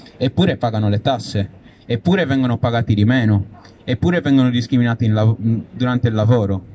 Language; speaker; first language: Italian; native; Italian